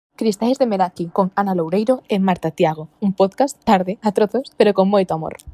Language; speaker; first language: Galician; native; Galician